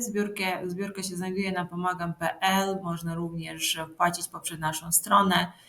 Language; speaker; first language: Polish; non-native, fluent; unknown